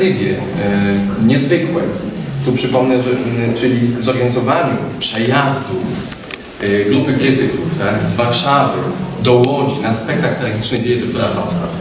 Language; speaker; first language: Polish; native; Polish